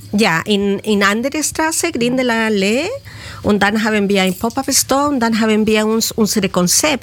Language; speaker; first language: German; non-native, learner; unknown